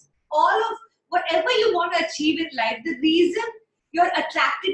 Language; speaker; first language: English; non-native, local second language; Hindi